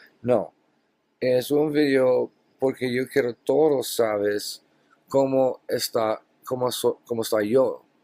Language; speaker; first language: Spanish; non-native, learner; English